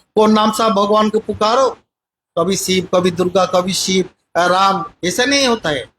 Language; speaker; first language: Hindi; non-native, local second language; Bangla